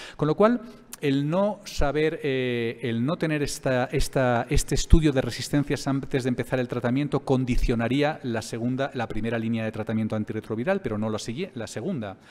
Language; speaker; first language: Spanish; native; Spanish